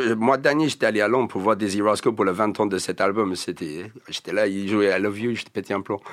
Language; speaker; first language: French; non-native, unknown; English